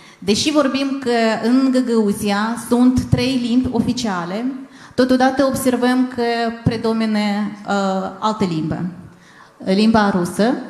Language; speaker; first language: Romanian; non-native, local second language; Gagauz